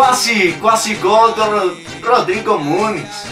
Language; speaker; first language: Portuguese; non-native, learner; Spanish